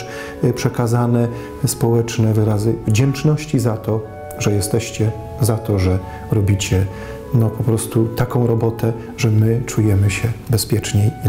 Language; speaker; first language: Polish; native; Polish